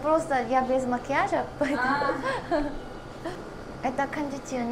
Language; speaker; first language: Russian; non-native, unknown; Korean